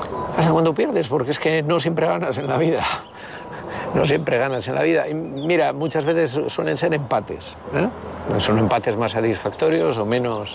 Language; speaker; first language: Spanish; native; Spanish